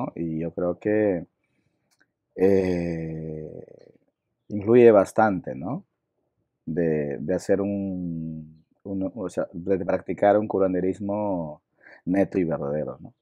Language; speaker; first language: Spanish; non-native, local second language; Shipibo-Conibo